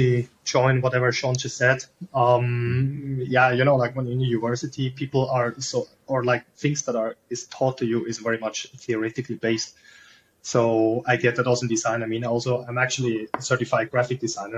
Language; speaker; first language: English; non-native, fluent; German